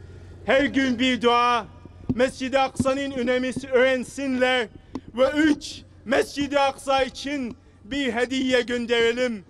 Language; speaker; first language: Turkish; non-native, fluent; Arabic